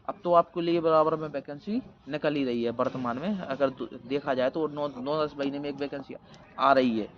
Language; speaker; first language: Hindi; native; Hindi